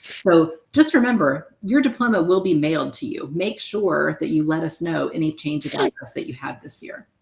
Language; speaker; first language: English; native; English